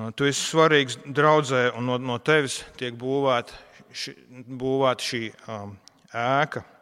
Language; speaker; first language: Latvian; non-native, local second language; Russian